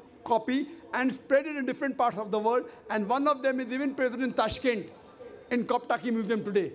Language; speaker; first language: English; non-native, local second language; Urdu